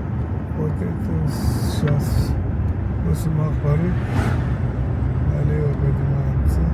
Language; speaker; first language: Russian; non-native, local second language; Uzbek